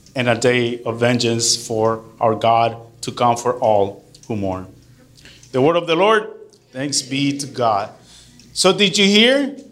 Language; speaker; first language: English; early bilingual, other home language; Spanish